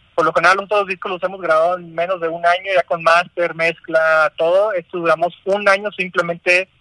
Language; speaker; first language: Spanish; native; Spanish